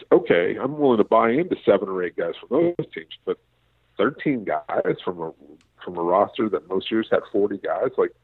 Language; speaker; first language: English; native; English